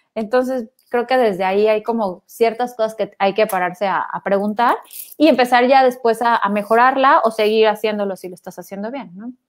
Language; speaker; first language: Spanish; native; Spanish